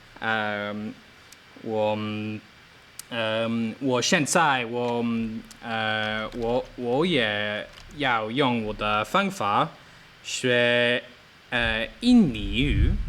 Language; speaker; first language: Chinese; non-native, learner; English